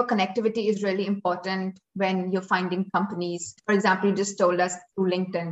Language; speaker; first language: English; non-native, local second language; Hindi